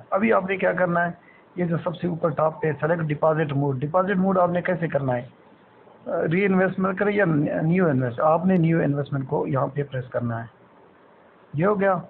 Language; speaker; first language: Urdu; non-native, local second language; Pashto